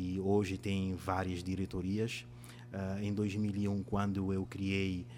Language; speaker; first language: Portuguese; non-native, local second language; Kabuverdianu